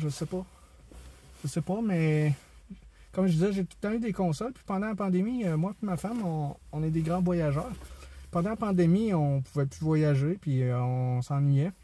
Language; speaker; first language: French; native; French